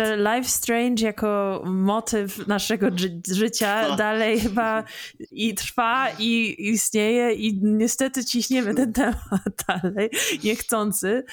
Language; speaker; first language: Polish; early bilingual, heritage; English